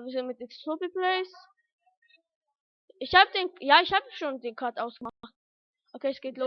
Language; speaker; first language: German; early bilingual, other home language; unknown